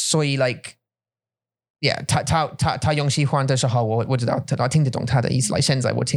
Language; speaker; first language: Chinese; non-native, learner; English